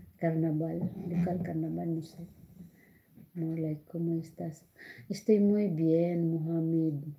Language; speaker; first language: Spanish; non-native, learner; Filipino